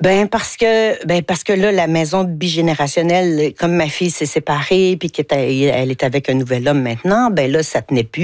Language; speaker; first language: French; native; French